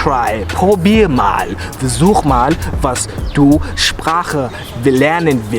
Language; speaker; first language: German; non-native, learner; Zulu